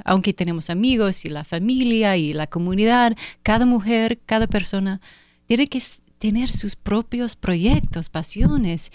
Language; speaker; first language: Spanish; non-native, fluent; English